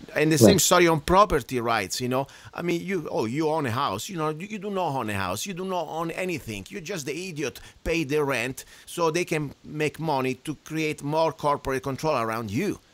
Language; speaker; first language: English; non-native, fluent; Italian